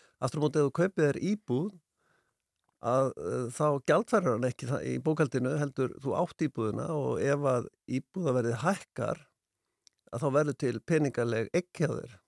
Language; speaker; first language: Icelandic; native; Icelandic